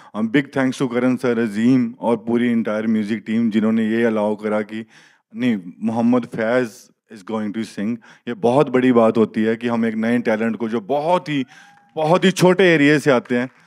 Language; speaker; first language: Hindi; native; Hindi